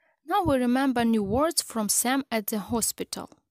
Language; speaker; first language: English; non-native, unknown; Ukrainian